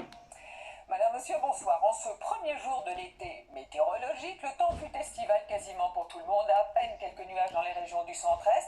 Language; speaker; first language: French; native; French